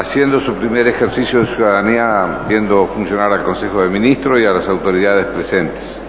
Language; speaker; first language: Spanish; native; Spanish